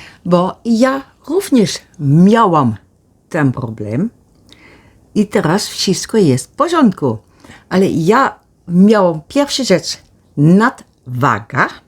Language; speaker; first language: Polish; early bilingual, heritage; Polish